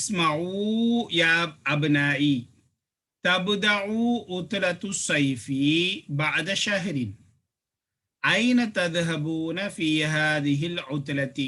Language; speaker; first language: Arabic; non-native, fluent; Tamil